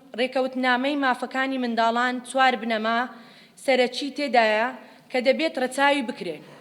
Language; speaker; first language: Central Kurdish; native; Central Kurdish